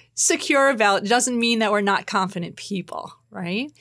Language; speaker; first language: English; native; English